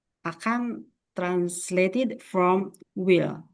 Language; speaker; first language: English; non-native, fluent; Indonesian